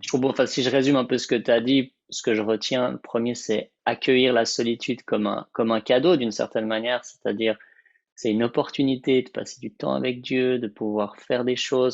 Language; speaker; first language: French; native; French